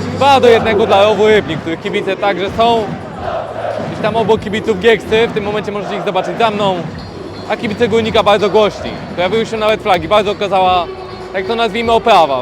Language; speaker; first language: Polish; native; Polish